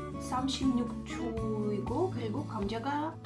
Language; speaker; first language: Korean; non-native, learner; Russian